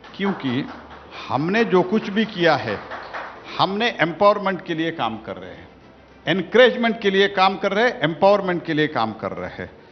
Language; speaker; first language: Hindi; non-native, local second language; Kannada